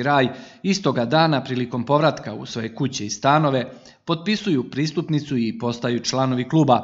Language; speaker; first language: Serbian; native; Serbian